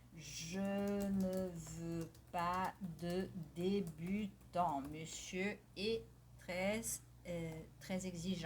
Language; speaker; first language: French; non-native, fluent; Portuguese